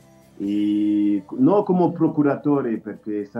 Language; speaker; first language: Italian; non-native, learner; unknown